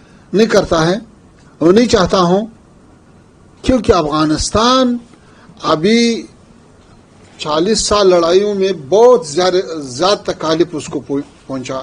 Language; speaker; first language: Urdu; non-native, fluent; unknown